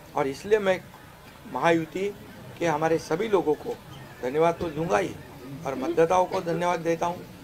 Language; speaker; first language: Hindi; non-native, local second language; Marathi